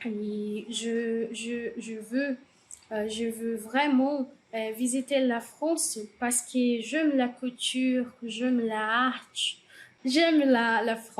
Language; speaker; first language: French; non-native, learner; Portuguese